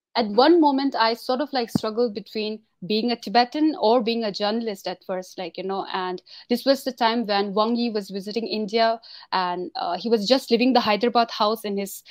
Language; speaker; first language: English; non-native, local second language; Tibetan